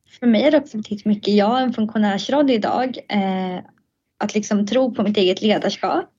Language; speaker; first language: Swedish; native; Swedish